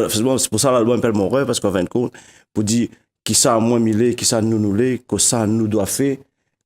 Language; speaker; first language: French; non-native, local second language; Réunion Creole French